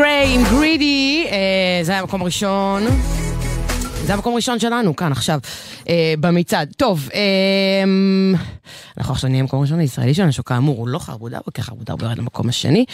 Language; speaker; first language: Hebrew; native; Hebrew